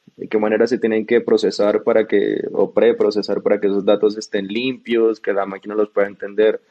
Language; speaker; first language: Spanish; native; Spanish